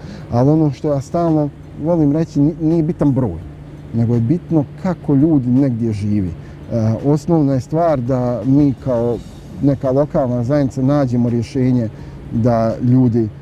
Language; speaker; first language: Bosnian; native; Bosnian